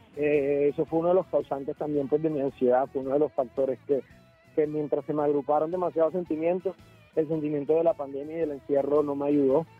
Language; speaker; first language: Spanish; native; Spanish